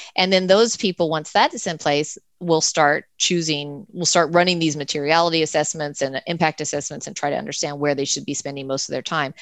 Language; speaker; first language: English; native; English